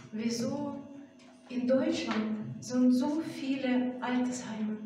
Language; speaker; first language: German; non-native, fluent; Russian